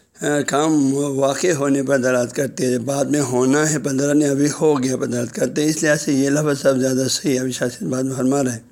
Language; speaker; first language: Urdu; non-native, local second language; Balti